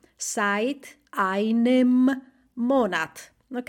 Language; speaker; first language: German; non-native, fluent; Spanish